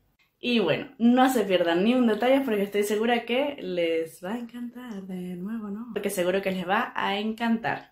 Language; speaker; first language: Spanish; native; Spanish